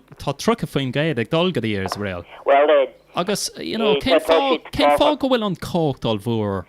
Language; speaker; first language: Irish; non-native, local second language; English